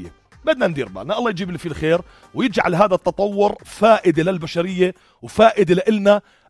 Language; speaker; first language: Arabic; native; Arabic